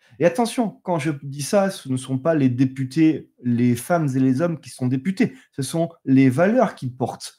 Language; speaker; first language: French; native; French